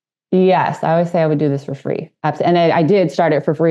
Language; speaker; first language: English; native; English